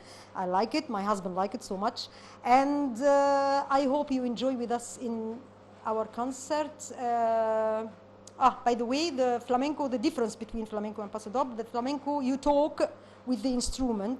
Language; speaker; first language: English; non-native, learner; Arabic